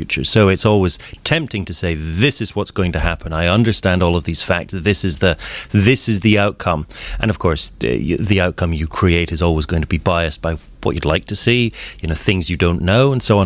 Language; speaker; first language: English; native; English